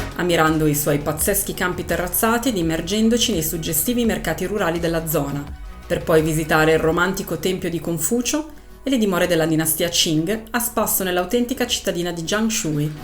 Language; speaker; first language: Italian; native; Italian